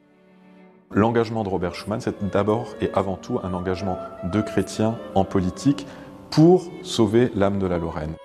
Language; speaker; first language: French; native; French